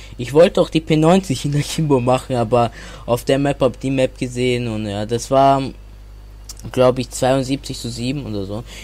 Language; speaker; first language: German; native; German